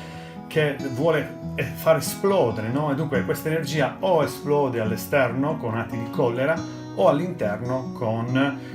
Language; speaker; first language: Italian; native; Italian